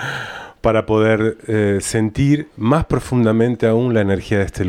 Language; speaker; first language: Spanish; native; Spanish